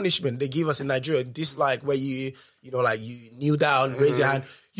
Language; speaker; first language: English; non-native, local second language; Yoruba